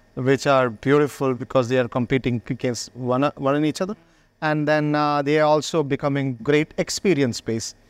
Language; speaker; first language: English; non-native, local second language; Malayalam